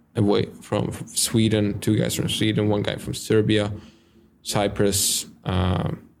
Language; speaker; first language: English; non-native, fluent; Hungarian